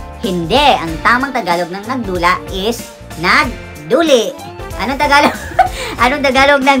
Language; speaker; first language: Filipino; non-native, local second language; Cebuano